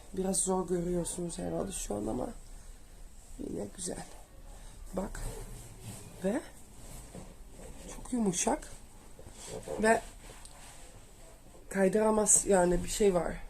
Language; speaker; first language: Turkish; non-native, learner; Dutch